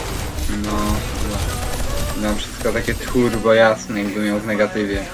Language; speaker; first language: Polish; native; Polish